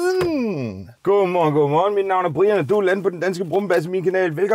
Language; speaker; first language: Danish; native; Danish